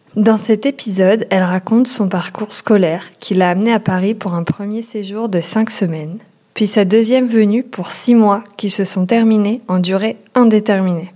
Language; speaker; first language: French; native; French